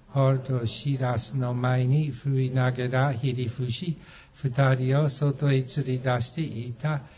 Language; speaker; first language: Japanese; non-native, fluent; English